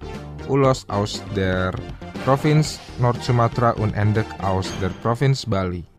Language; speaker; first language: German; non-native, fluent; Indonesian